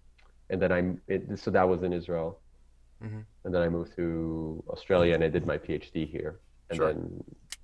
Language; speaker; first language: English; non-native, fluent; Hebrew